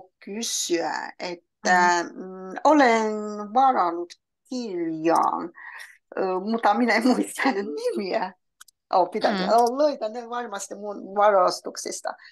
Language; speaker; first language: Finnish; non-native, learner; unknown